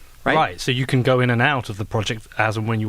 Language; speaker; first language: English; native; English